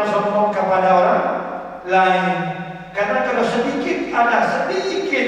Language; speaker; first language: Indonesian; non-native, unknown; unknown